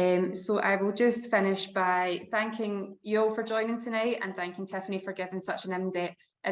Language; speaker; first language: English; native; English